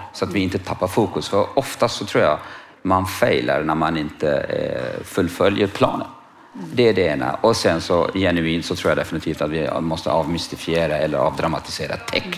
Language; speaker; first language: Swedish; non-native, fluent; Kurdish